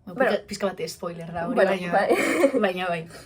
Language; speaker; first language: Basque; non-native, local second language; Spanish